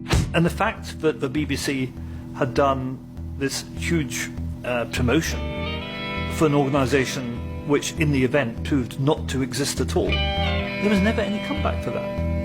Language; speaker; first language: English; native; English